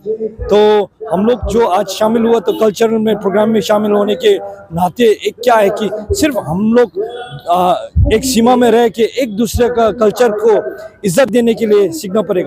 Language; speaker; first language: Hindi; non-native, fluent; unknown